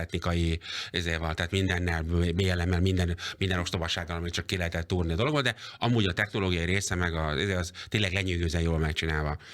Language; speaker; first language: Hungarian; native; Hungarian